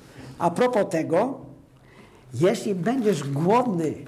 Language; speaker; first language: Polish; non-native, fluent; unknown